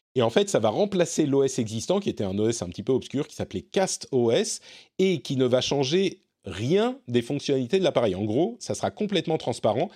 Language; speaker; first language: French; native; French